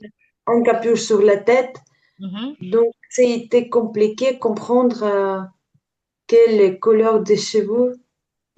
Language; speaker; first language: French; non-native, learner; Ukrainian